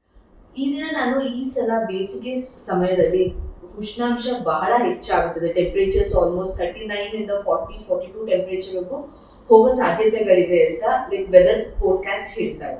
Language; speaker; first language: Kannada; native; Kannada